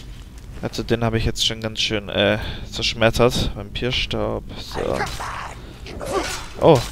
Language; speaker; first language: German; native; German